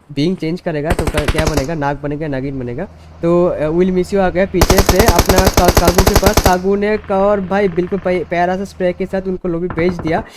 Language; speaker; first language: Hindi; non-native, local second language; Bangla